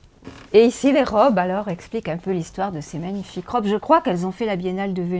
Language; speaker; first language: French; native; French